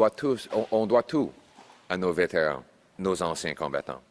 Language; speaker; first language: French; non-native, local second language; English